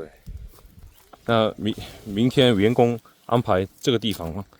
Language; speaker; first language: Chinese; non-native, fluent; Korean